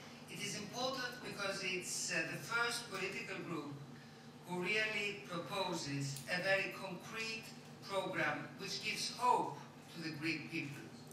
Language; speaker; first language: English; non-native, fluent; Greek